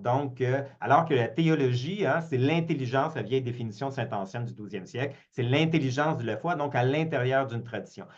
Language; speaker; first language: French; native; French